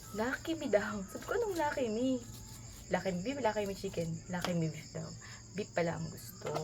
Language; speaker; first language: Filipino; native; Filipino